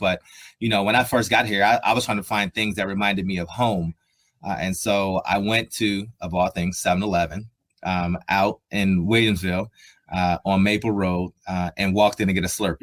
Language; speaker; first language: English; native; English